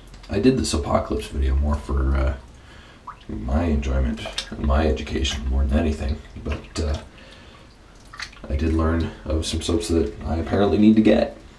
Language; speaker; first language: English; native; English